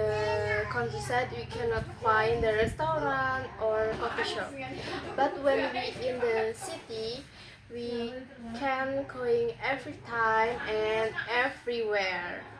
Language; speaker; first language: English; non-native, learner; Indonesian